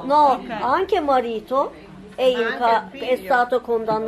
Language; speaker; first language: Italian; non-native, fluent; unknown